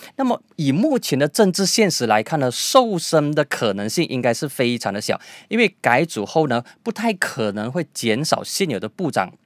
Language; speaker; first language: Chinese; native; Chinese